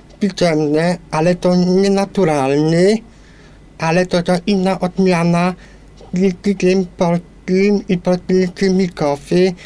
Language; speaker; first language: Polish; non-native, local second language; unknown